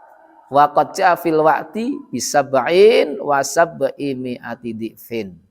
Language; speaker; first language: Arabic; non-native, fluent; Javanese